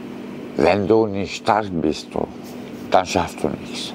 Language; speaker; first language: German; non-native, learner; Romanian